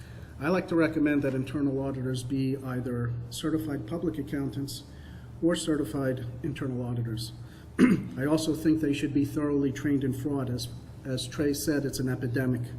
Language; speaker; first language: English; native; English